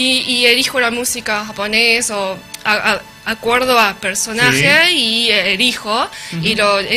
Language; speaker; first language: Spanish; non-native, learner; Japanese